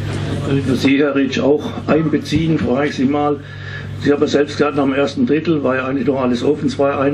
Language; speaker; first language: German; native; German